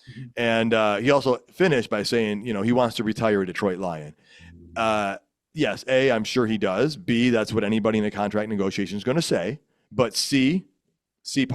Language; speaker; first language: English; native; English